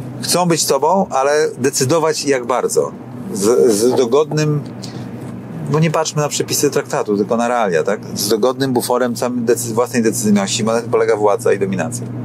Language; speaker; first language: Polish; native; Polish